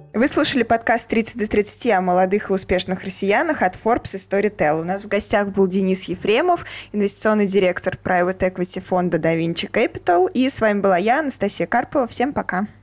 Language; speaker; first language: Russian; native; Russian